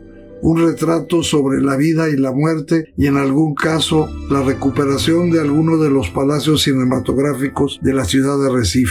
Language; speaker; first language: Spanish; native; Spanish